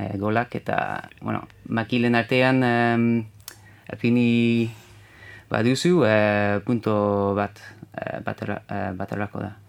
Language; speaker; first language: Basque; non-native, learner; English